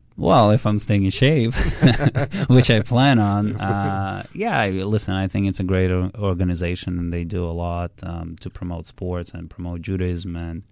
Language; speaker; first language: English; early bilingual, other home language; Russian